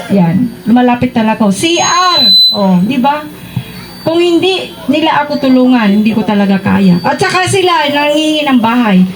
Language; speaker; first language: Filipino; non-native, local second language; Iloko